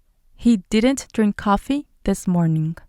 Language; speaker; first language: English; non-native, fluent; Spanish